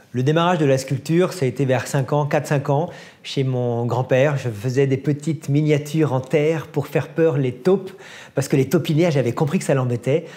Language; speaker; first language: French; native; French